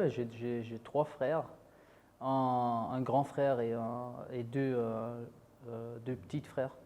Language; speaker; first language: French; non-native, fluent; Dutch